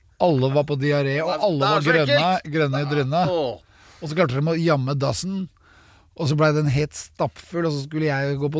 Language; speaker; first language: Norwegian; native; Norwegian